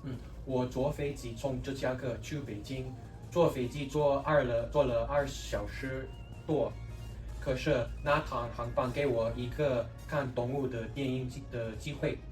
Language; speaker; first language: Chinese; non-native, learner; English